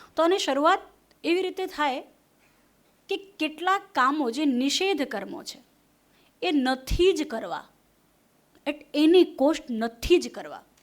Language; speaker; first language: Gujarati; non-native, local second language; Hindi